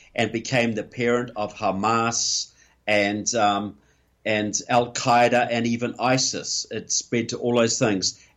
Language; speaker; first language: English; native; English